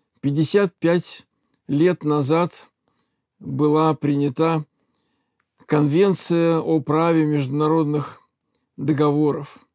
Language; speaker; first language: Russian; native; Russian